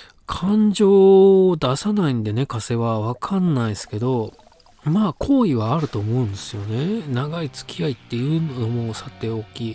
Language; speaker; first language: Japanese; native; Japanese